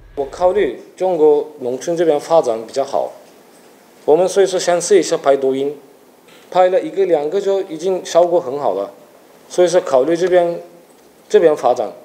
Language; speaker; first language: Chinese; non-native, fluent; Turkish